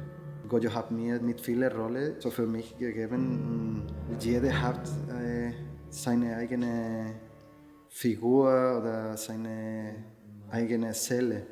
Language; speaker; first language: German; non-native, learner; Spanish